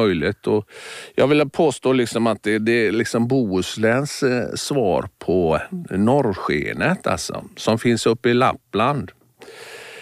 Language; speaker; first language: Swedish; native; Swedish